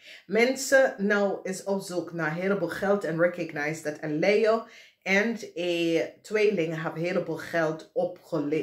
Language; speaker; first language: Dutch; non-native, fluent; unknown